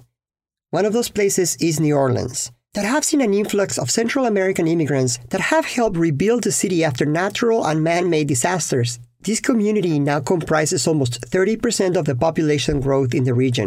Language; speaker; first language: English; non-native, fluent; Spanish